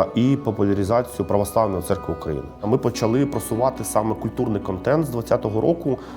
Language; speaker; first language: Ukrainian; native; Ukrainian